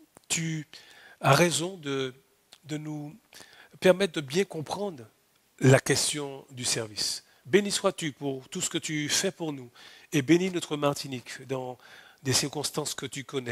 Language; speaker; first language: French; native; French